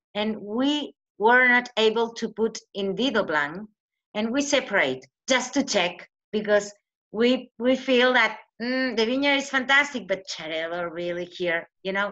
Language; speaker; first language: English; non-native, fluent; Spanish